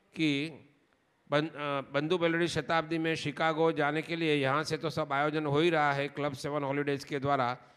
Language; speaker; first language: Hindi; non-native, local second language; Gujarati